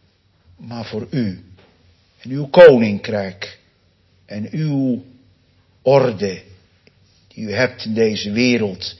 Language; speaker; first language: Dutch; native; Dutch